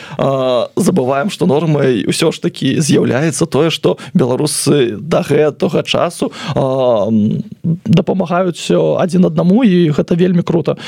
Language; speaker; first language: Belarusian; non-native, local second language; Russian